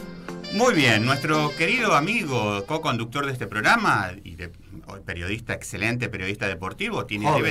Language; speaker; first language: Spanish; native; Spanish